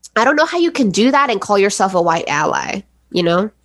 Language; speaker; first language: English; early bilingual, other home language; Spanish